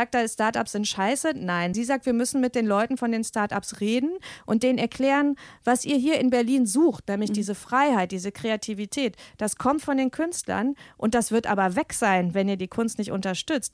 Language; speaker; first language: German; native; German